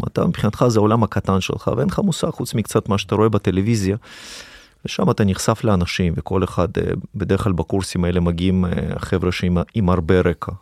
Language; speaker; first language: Hebrew; early bilingual, other home language; Russian